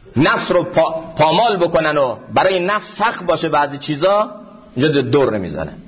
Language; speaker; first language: Persian; native; Persian